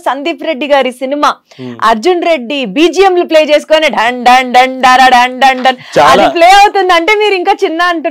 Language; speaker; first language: Telugu; native; Telugu